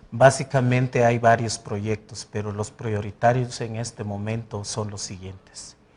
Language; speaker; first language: Spanish; non-native, local second language; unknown